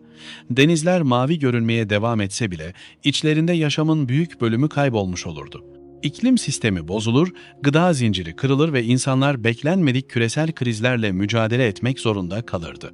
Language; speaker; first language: Turkish; native; Turkish